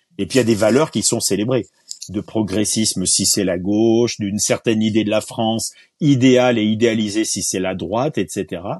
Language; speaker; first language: French; native; French